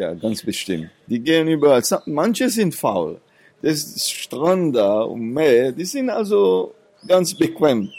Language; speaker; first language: German; non-native, fluent; Seselwa Creole French